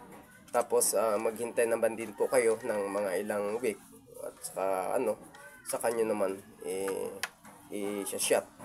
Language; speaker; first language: Filipino; native; Filipino